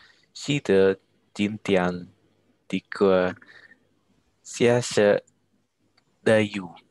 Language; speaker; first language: Chinese; non-native, learner; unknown